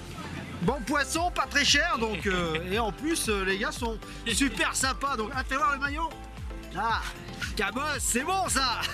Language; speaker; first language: French; native; French